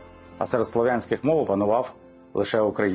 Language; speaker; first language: Ukrainian; native; Ukrainian